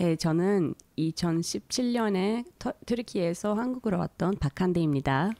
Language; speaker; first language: Korean; non-native, fluent; Turkish